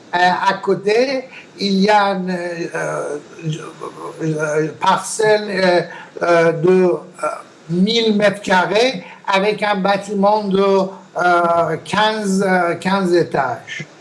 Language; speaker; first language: French; non-native, learner; Persian